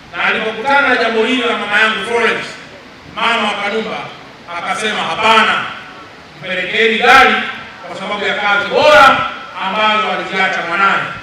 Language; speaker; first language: Swahili; native; Swahili